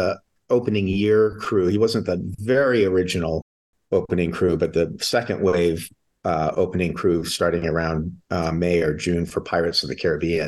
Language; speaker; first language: English; native; English